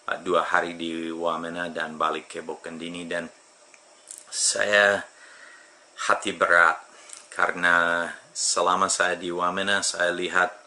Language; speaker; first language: Indonesian; non-native, fluent; English